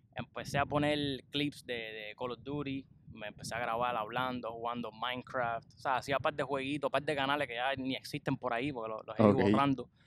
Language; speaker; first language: Spanish; native; Spanish